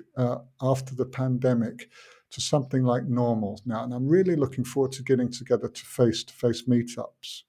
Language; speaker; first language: English; native; English